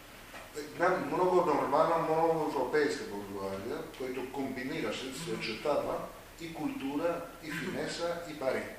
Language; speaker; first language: Bulgarian; non-native, fluent; Greek